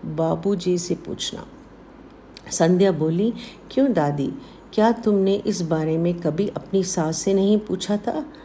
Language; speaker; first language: Hindi; non-native, local second language; Tamil